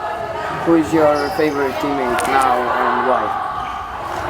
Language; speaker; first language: English; non-native, learner; Serbian